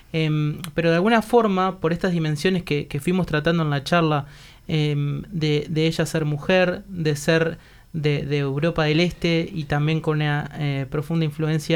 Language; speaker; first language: Spanish; native; Spanish